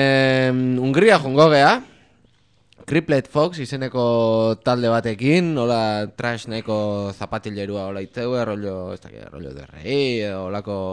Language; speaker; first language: Basque; native; Basque